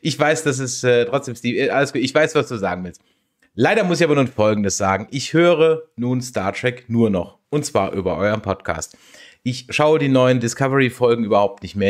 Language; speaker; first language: German; native; German